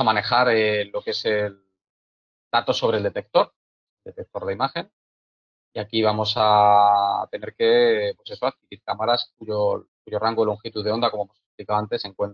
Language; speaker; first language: Spanish; native; Spanish